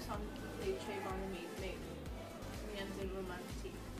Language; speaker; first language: French; non-native, learner; English